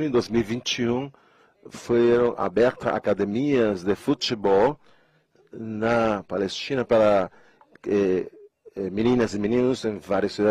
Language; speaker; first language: Portuguese; non-native, fluent; Spanish